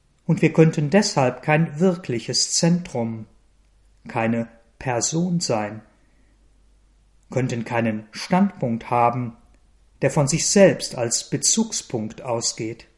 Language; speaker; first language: German; native; German